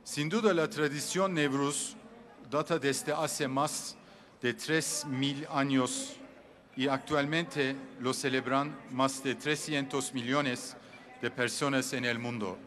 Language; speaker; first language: Spanish; non-native, learner; Turkish